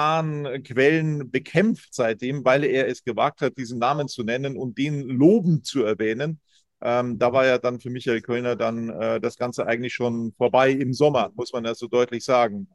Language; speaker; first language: German; native; German